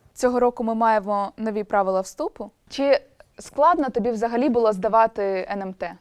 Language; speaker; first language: Ukrainian; native; Ukrainian